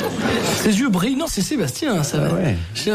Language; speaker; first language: French; native; French